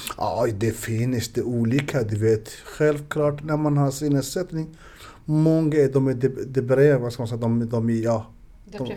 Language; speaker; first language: Swedish; non-native, learner; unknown